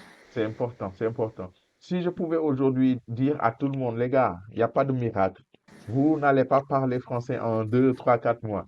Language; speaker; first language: French; non-native, fluent; Portuguese